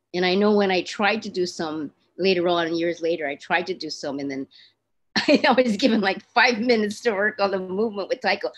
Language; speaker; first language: English; native; English